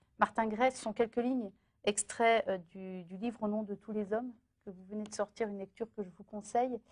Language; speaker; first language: French; native; French